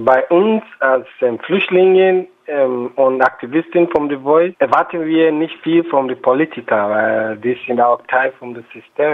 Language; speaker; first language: German; non-native, fluent; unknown